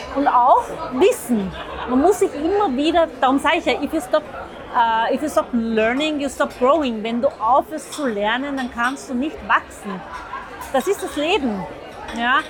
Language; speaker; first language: German; early bilingual, other home language; Zaza